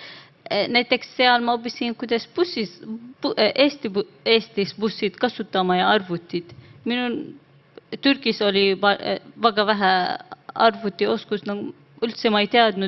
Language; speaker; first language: Estonian; non-native, learner; Arabic